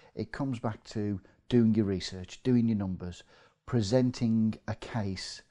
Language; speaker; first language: English; native; English